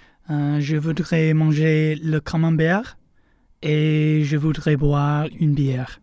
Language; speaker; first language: French; non-native, learner; English